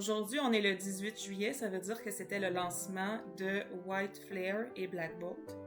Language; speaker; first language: French; native; French